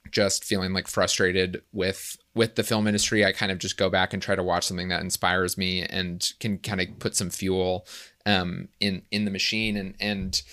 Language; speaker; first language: English; native; English